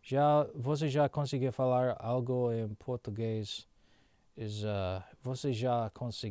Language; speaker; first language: Portuguese; non-native, learner; English